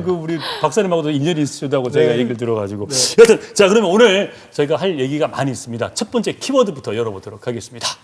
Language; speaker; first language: Korean; native; Korean